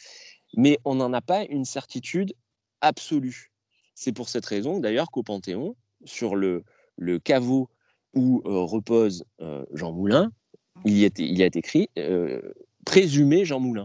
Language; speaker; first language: French; native; French